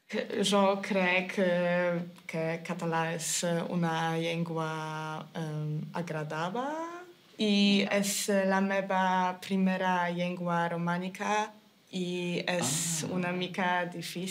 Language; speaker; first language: Catalan; non-native, learner; Polish